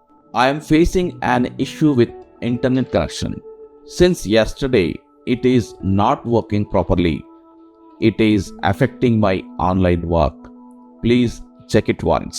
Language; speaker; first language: English; non-native, local second language; Telugu